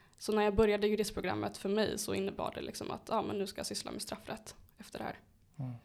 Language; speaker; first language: Swedish; native; Swedish